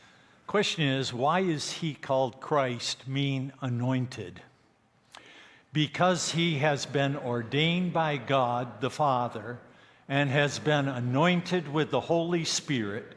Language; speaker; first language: English; native; English